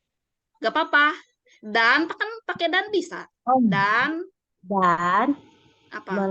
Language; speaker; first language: Indonesian; native; Indonesian